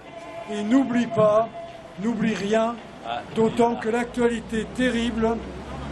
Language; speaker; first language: French; native; French